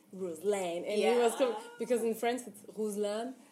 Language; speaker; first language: English; non-native, fluent; Arabic